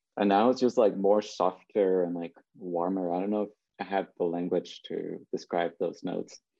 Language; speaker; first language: English; early bilingual, other home language; Spanish